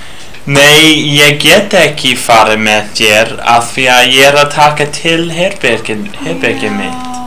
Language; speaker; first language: Icelandic; non-native, learner; English